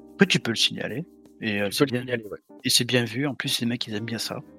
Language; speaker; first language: French; native; French